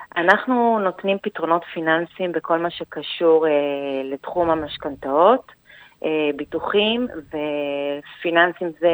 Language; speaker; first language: Hebrew; early bilingual, other home language; Spanish